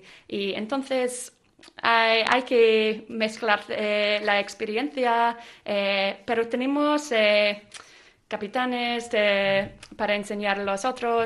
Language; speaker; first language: Spanish; non-native, fluent; English